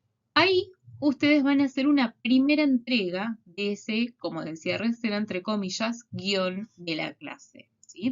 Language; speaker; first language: Spanish; native; Spanish